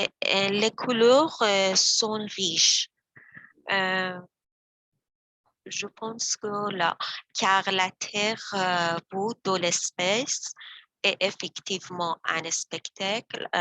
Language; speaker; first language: French; non-native, learner; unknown